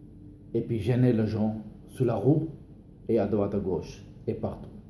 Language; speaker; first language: French; non-native, learner; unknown